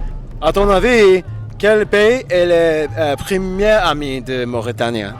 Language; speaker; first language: French; non-native, learner; English